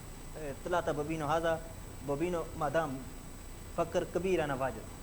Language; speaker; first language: Arabic; non-native, learner; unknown